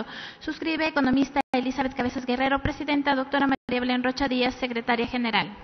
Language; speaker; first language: Spanish; native; Spanish